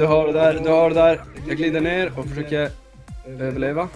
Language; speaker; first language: Swedish; native; Swedish